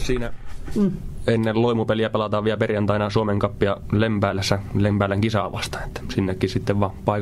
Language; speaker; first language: Finnish; native; Finnish